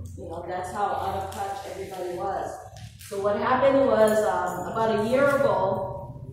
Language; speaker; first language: English; native; English